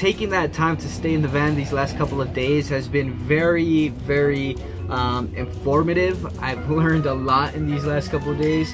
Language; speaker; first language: English; native; English